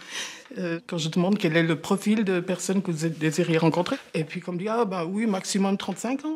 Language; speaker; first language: French; native; French